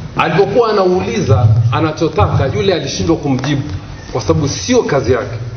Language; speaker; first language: Swahili; native; Swahili